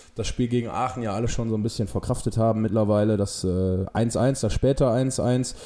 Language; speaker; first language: German; native; German